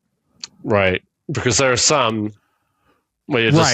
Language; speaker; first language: English; native; English